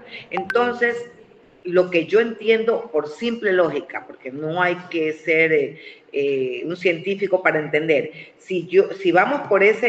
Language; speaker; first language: Spanish; native; Spanish